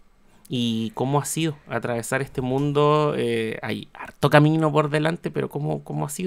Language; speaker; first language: Spanish; native; Spanish